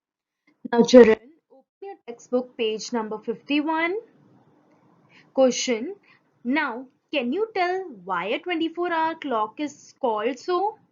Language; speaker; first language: English; non-native, local second language; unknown